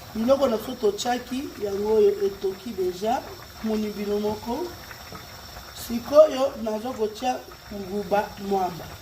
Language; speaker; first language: Lingala; native; Lingala